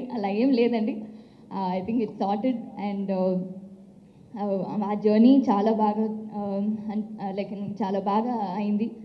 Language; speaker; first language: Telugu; non-native, local second language; Tamil